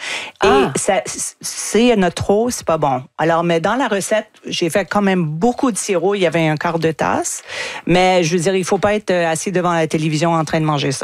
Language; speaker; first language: French; non-native, fluent; English